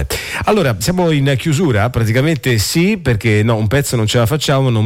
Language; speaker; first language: Italian; native; Italian